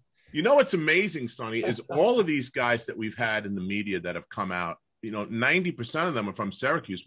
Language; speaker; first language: English; native; English